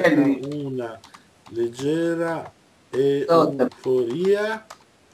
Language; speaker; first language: Italian; native; Italian